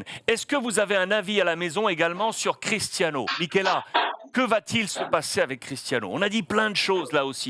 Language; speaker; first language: French; native; French